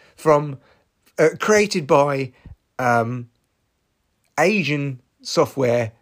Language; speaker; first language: English; native; English